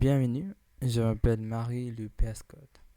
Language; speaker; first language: French; non-native, learner; English